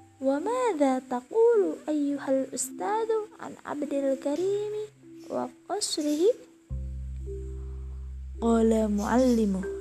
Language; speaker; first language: Arabic; non-native, learner; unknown